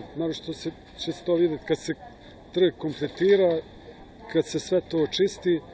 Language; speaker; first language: Serbian; native; Serbian